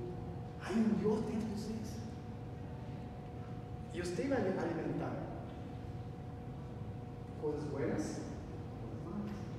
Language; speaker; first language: Spanish; non-native, learner; Portuguese